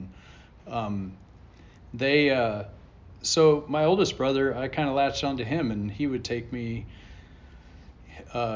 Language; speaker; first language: English; native; English